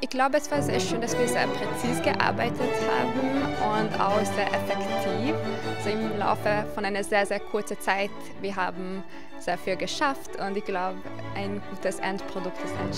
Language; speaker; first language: German; non-native, fluent; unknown